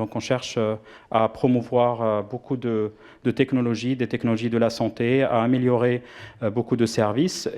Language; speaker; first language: French; non-native, local second language; Arabic